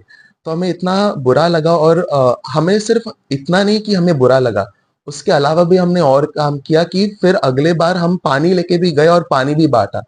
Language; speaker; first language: Hindi; native; Hindi